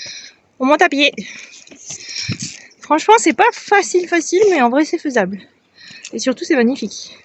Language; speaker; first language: French; native; French